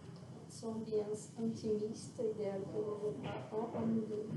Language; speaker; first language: French; non-native, learner; Portuguese